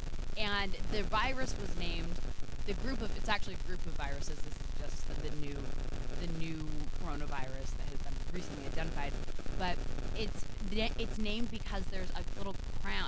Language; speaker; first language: English; native; English